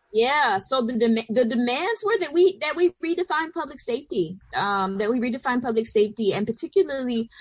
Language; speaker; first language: English; native; English